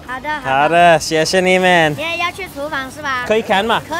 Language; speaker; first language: Chinese; non-native, learner; English